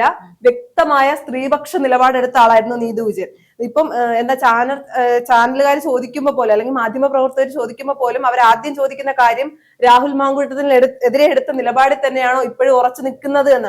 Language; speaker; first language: Malayalam; native; Malayalam